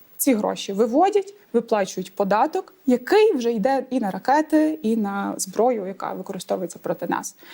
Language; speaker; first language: Ukrainian; native; Ukrainian